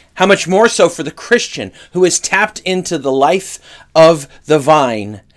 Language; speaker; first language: English; native; English